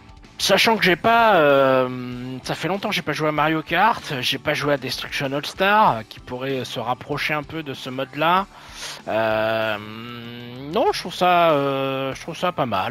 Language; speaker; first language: French; native; French